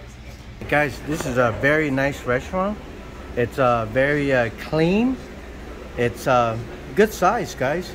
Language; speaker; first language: English; non-native, fluent; Vietnamese